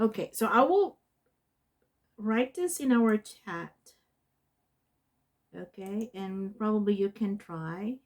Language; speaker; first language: English; non-native, fluent; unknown